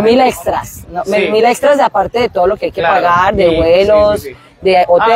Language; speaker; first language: Spanish; native; Spanish